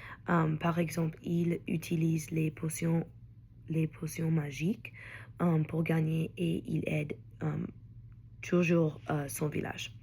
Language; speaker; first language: French; non-native, learner; English